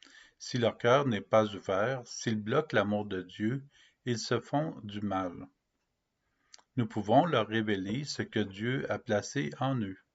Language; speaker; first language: French; native; French